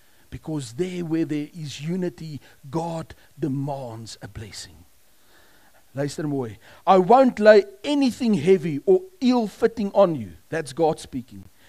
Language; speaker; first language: English; non-native, local second language; Afrikaans